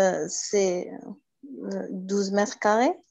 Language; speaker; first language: French; non-native, learner; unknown